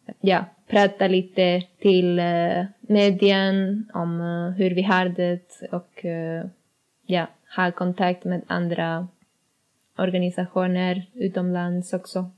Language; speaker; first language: Swedish; non-native, learner; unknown